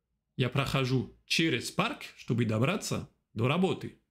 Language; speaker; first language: Russian; non-native, fluent; French